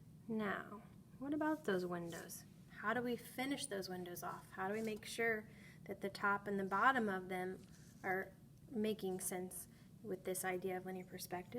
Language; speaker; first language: English; native; English